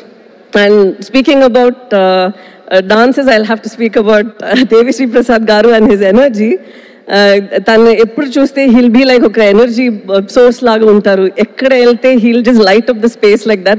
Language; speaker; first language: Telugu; non-native, local second language; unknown